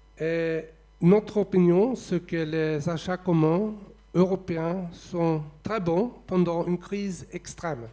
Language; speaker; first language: French; non-native, fluent; Swedish